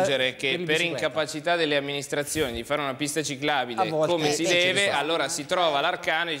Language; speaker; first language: Italian; native; Italian